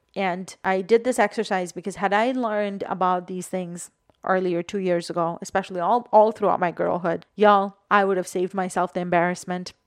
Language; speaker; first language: English; non-native, local second language; Bangla